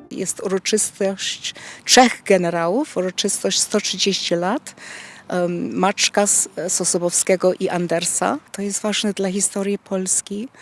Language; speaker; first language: Polish; early bilingual, heritage; Polish